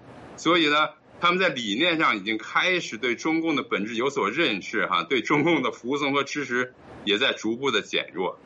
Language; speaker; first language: Chinese; native; Chinese